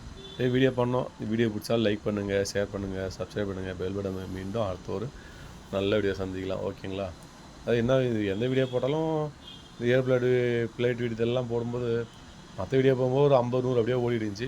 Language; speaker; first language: Tamil; native; Tamil